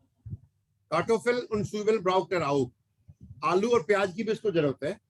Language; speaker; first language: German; non-native, fluent; Hindi